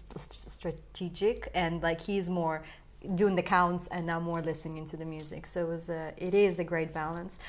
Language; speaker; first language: English; early bilingual, other home language; Russian